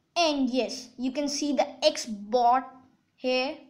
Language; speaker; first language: English; non-native, local second language; Hindi